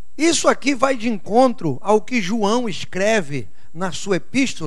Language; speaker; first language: Portuguese; native; Portuguese